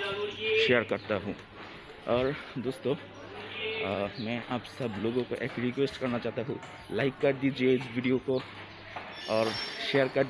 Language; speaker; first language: Hindi; non-native, learner; Bangla